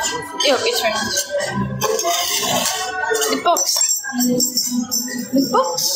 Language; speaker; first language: English; non-native, fluent; Turkish